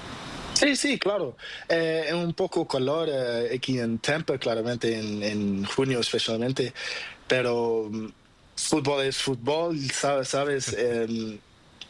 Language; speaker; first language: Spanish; non-native, learner; Portuguese